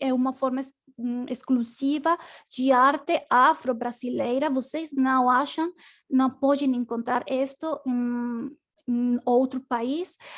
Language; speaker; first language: Portuguese; non-native, learner; Spanish